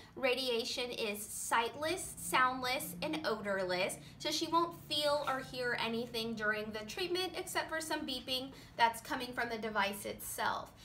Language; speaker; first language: English; native; English